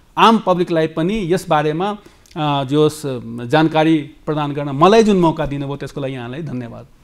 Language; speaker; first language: Nepali; non-native, local second language; Maithili